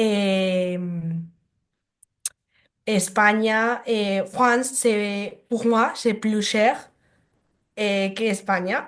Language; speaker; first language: French; non-native, learner; Spanish